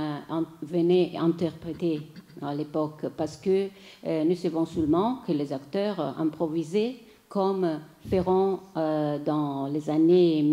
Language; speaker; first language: French; non-native, fluent; Italian